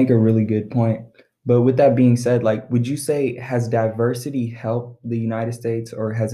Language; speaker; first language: English; early bilingual, other home language; Arabic